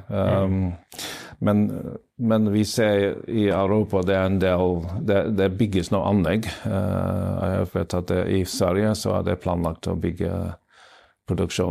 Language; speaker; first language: Norwegian; non-native, fluent; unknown